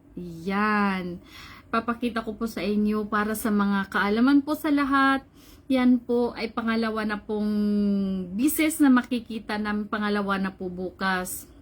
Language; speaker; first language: Filipino; non-native, local second language; Cebuano